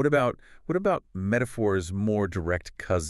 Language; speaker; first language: English; native; English